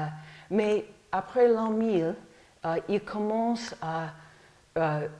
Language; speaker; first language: French; non-native, fluent; English